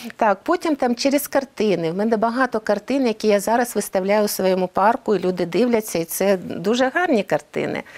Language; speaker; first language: Ukrainian; non-native, local second language; Russian